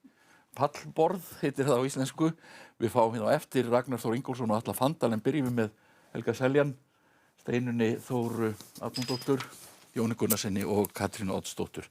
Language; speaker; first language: Icelandic; native; Icelandic